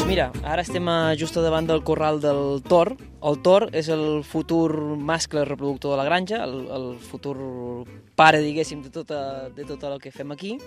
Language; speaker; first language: Catalan; non-native, fluent; Spanish